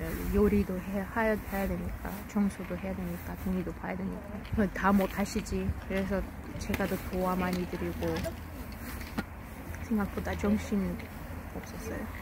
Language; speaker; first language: Korean; non-native, fluent; Russian